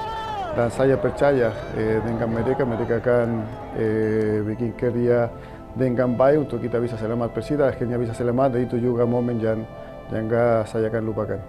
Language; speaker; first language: Indonesian; non-native, fluent; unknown